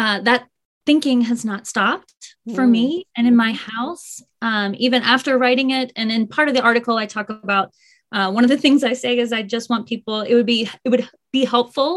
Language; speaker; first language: English; native; English